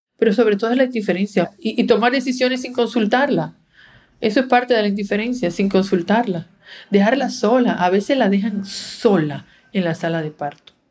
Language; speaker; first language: Spanish; native; Spanish